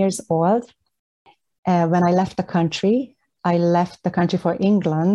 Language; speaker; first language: English; non-native, fluent; Hungarian